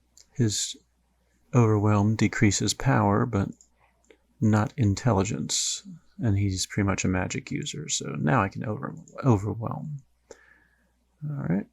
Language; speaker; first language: English; native; English